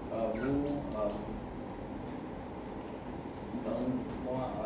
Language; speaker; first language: French; non-native, learner; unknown